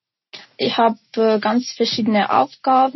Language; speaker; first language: German; non-native, fluent; Ukrainian